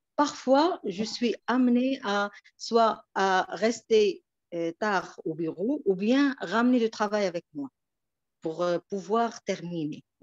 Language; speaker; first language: French; non-native, local second language; Arabic